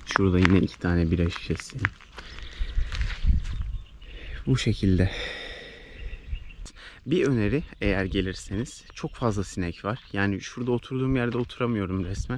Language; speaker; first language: Turkish; native; Turkish